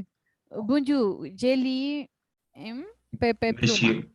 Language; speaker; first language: French; non-native, learner; Spanish